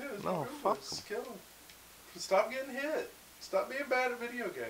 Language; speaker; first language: English; native; English